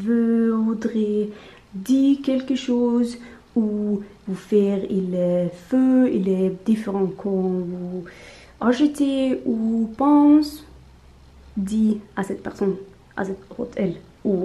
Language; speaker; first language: French; non-native, learner; Norwegian